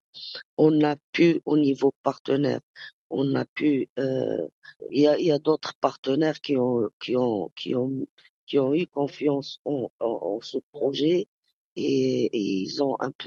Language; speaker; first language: French; non-native, local second language; Arabic